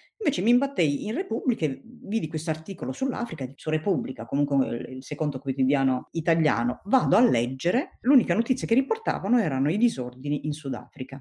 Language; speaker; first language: Italian; non-native, fluent; Tigrinya